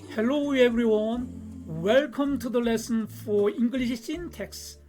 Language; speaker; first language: English; non-native, fluent; Korean